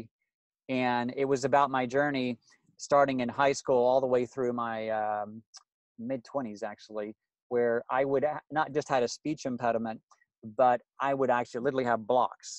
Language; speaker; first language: English; native; English